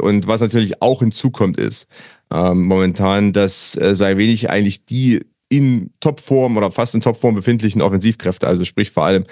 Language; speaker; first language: German; native; German